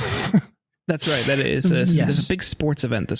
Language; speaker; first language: English; native; English